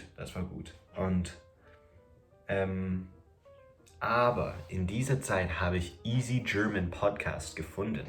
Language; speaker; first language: German; non-native, fluent; English